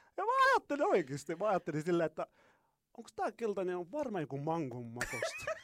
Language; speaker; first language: Finnish; non-native, fluent; Arabic